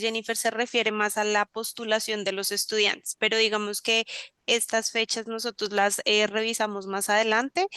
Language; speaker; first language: Spanish; native; Spanish